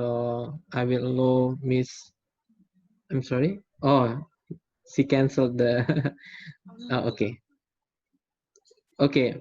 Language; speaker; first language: English; non-native, fluent; Indonesian